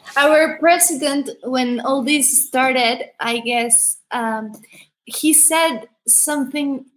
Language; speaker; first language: English; non-native, fluent; Spanish